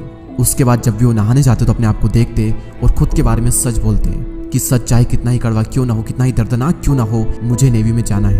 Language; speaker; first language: Hindi; native; Hindi